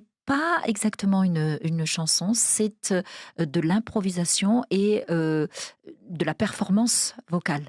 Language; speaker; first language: French; native; French